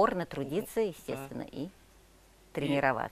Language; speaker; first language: Russian; native; Russian